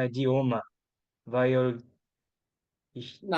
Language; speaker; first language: German; non-native, learner; Portuguese